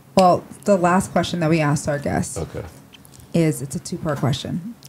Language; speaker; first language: English; native; English